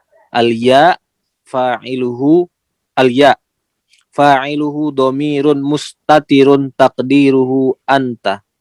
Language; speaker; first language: Arabic; non-native, learner; Indonesian